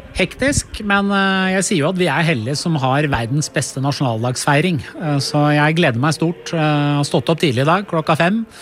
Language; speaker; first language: Norwegian; early bilingual, other home language; Persian